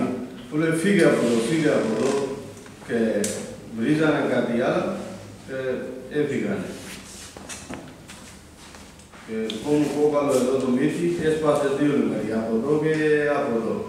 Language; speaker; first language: Greek; non-native, learner; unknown